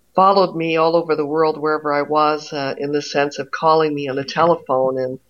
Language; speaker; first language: English; native; English